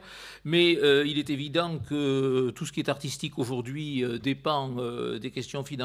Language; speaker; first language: French; native; French